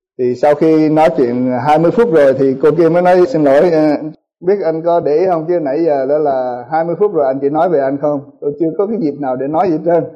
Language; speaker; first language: Vietnamese; early bilingual, heritage; Vietnamese